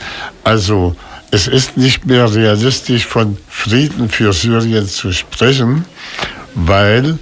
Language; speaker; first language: German; non-native, fluent; Arabic